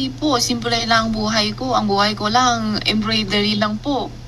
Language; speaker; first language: Filipino; non-native, learner; Chinese